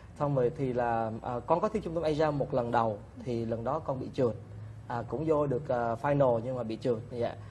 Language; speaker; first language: Vietnamese; early bilingual, heritage; Vietnamese